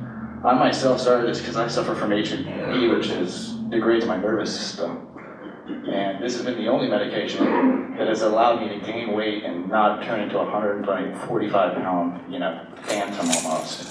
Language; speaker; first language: English; native; English